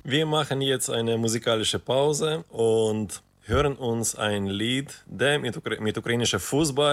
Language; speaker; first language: German; non-native, fluent; Ukrainian